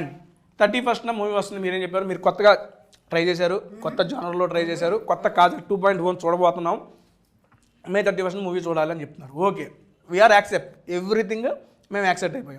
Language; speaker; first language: Telugu; native; Telugu